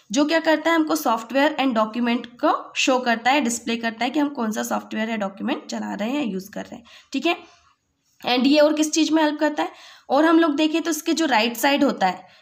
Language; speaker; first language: Hindi; native; Hindi